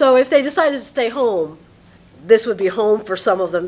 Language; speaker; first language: English; non-native, fluent; Spanish